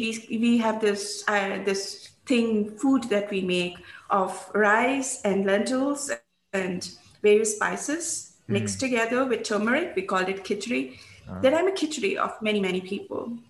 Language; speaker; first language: English; non-native, local second language; Bangla